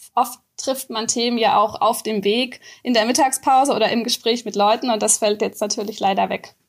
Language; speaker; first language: German; native; German